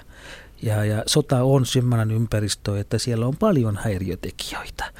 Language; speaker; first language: Finnish; non-native, fluent; Tamil